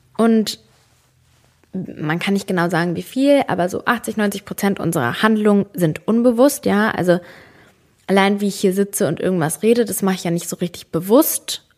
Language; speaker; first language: German; early bilingual, other home language; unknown